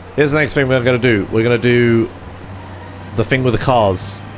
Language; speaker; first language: English; native; English